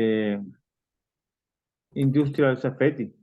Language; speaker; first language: English; non-native, learner; Spanish